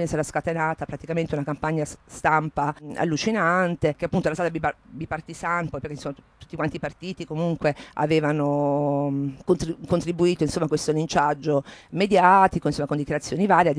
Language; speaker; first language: Italian; native; Italian